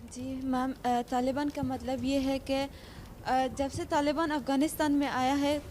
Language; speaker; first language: Hindi; non-native, fluent; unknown